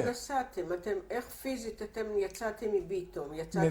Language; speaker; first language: Hebrew; native; Hebrew